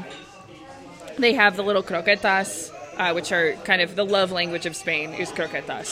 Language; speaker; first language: English; native; English